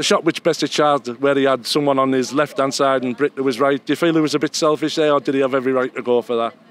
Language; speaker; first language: English; native; English